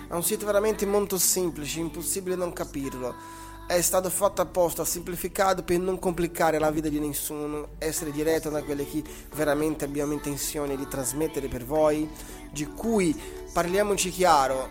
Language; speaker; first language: Italian; non-native, fluent; Portuguese